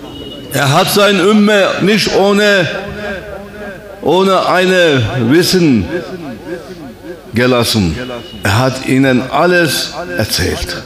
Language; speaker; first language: German; non-native, fluent; Turkish